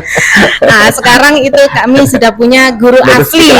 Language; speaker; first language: Indonesian; native; Indonesian